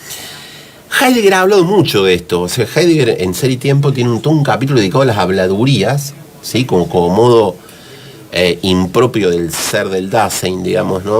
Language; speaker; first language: Spanish; native; Spanish